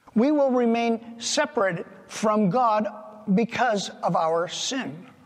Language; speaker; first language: English; native; English